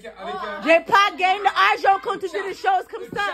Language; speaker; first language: French; non-native, learner; English